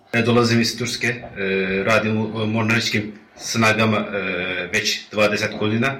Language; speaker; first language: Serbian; non-native, learner; Turkish